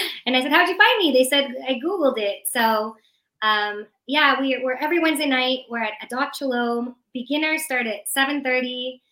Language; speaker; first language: English; early bilingual, other home language; Persian